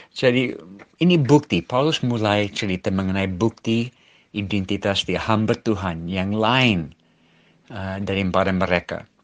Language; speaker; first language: Malay; non-native, fluent; English